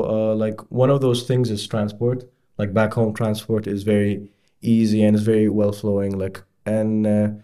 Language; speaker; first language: English; non-native, fluent; Arabic